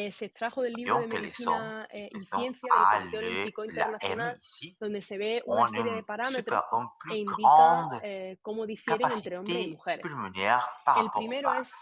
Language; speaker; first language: French; non-native, learner; Spanish